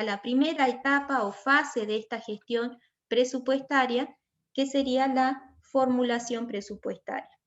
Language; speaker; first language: Spanish; native; Spanish